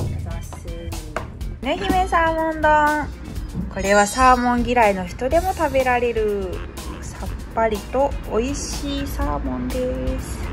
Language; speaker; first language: Japanese; native; Japanese